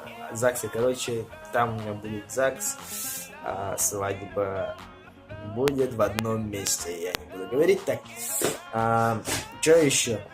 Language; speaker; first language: Russian; non-native, local second language; Yakut